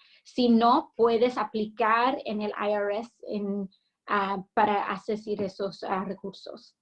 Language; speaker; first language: Spanish; early bilingual, heritage; English